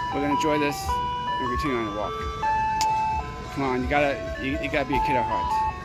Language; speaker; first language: English; native; English